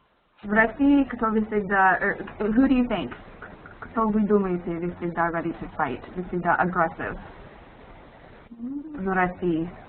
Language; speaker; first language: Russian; non-native, learner; English